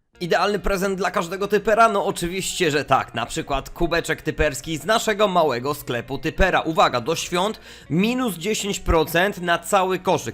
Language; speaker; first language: Polish; native; Polish